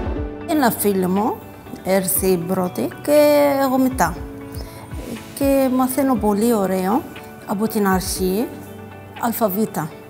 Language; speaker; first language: Greek; non-native, learner; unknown